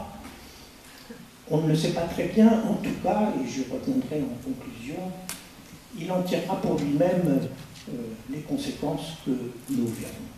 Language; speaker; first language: French; native; French